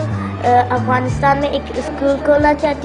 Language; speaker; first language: Hindi; early bilingual, other home language; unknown